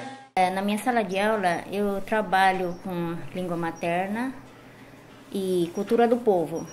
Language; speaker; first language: Portuguese; non-native, local second language; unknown